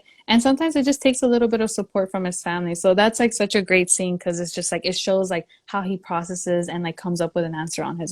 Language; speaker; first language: English; early bilingual, other home language; Spanish